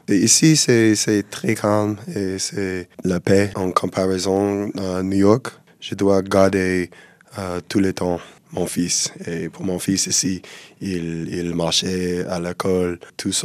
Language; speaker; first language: French; non-native, learner; English